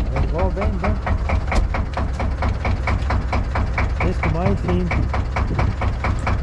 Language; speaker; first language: Danish; non-native, learner; Estonian